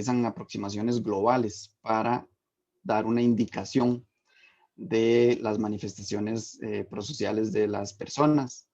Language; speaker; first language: Spanish; native; Spanish